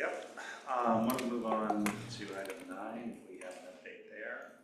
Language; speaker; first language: English; native; English